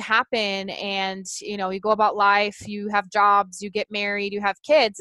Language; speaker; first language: English; non-native, fluent; Portuguese